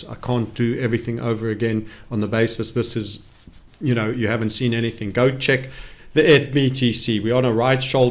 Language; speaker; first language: English; native; English